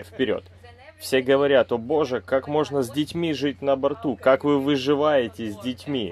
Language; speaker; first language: Russian; native; Russian